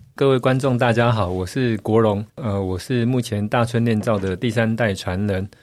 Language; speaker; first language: Chinese; native; Chinese